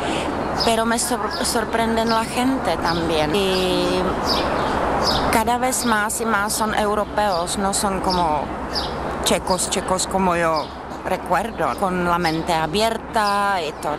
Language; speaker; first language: Spanish; non-native, learner; Czech